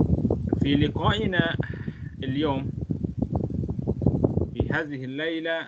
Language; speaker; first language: Arabic; non-native, fluent; Malay